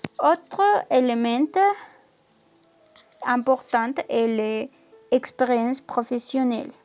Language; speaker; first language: French; non-native, learner; Spanish